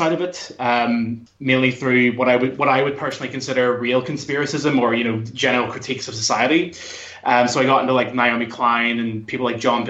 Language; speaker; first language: English; native; English